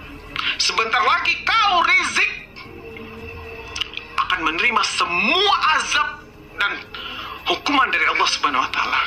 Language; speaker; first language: Indonesian; native; Indonesian